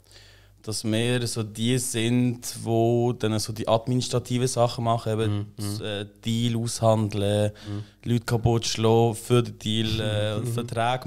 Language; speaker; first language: German; native; German